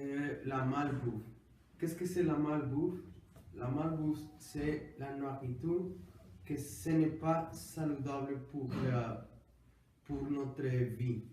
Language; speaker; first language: French; non-native, learner; Spanish